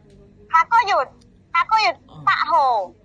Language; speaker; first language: Chinese; non-native, learner; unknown